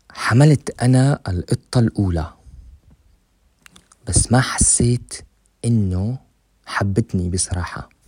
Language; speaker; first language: Arabic; native; Arabic